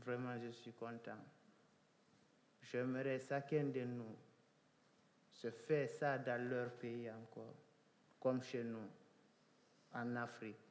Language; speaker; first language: French; non-native, local second language; Fula